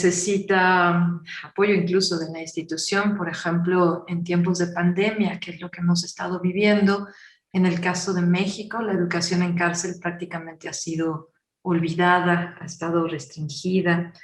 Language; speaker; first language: Spanish; native; Spanish